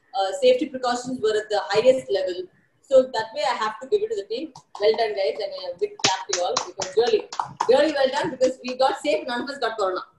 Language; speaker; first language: English; non-native, local second language; Tamil